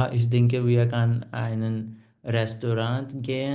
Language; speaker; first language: German; non-native, learner; Punjabi